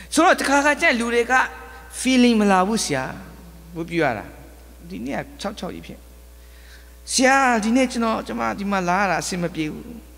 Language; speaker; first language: Burmese; non-native, local second language; Kachin